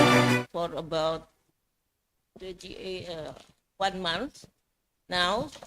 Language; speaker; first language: English; non-native, fluent; Indonesian